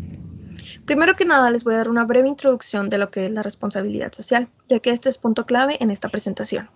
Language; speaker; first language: Spanish; native; Spanish